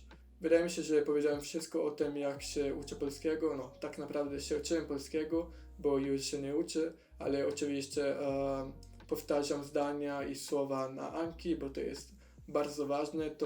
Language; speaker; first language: Polish; non-native, fluent; Italian